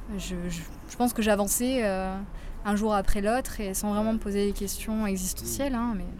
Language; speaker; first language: French; native; French